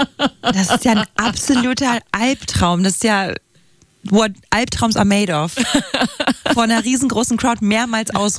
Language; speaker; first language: German; native; German